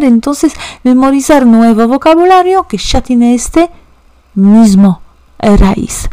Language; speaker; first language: Spanish; non-native, fluent; Polish